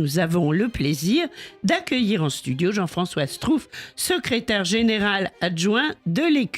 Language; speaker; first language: French; native; French